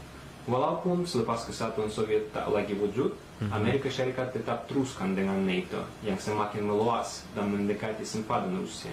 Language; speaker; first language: Malay; non-native, fluent; Russian